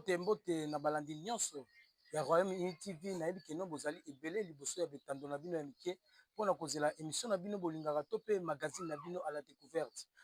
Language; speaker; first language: Lingala; native; Lingala